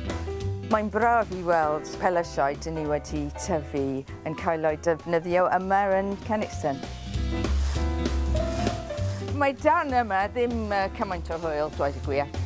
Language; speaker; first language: Welsh; non-native, learner; English